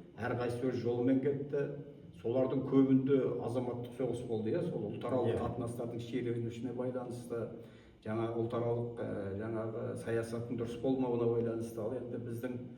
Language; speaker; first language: Kazakh; native; Kazakh